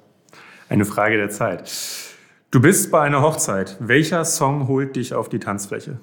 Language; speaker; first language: German; native; German